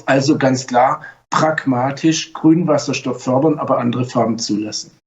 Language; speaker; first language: German; native; German